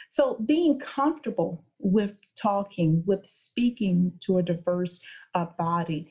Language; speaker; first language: English; native; English